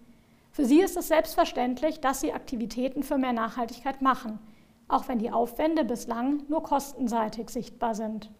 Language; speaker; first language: German; native; German